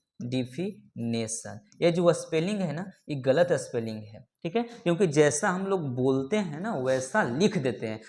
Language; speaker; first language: Hindi; native; Hindi